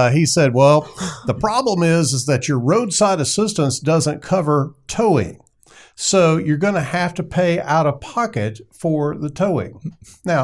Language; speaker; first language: English; native; English